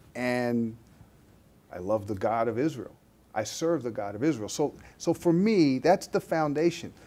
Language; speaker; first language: English; native; English